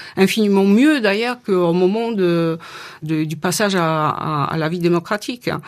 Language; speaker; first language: French; non-native, fluent; Polish